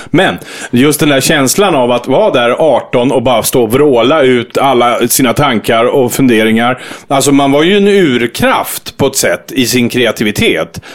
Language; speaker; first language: Swedish; native; Swedish